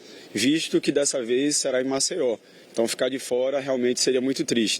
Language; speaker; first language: Portuguese; native; Portuguese